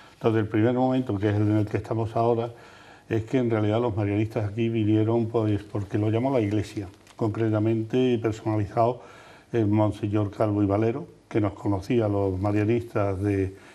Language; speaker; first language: Spanish; native; Spanish